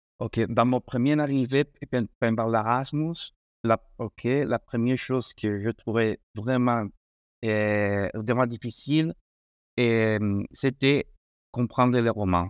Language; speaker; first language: French; non-native, learner; Spanish